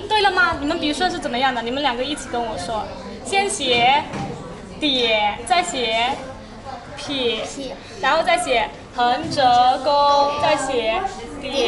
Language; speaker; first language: Chinese; native; Chinese